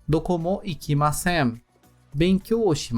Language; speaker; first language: Japanese; non-native, learner; Portuguese